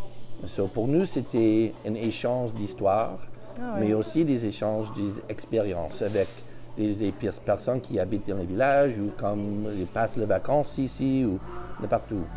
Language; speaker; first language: French; early bilingual, heritage; English